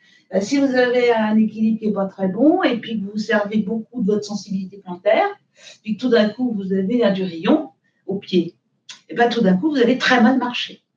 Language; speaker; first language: French; native; French